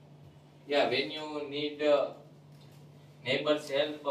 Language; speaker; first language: English; non-native, learner; Gujarati